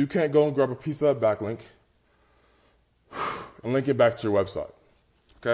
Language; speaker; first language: English; native; English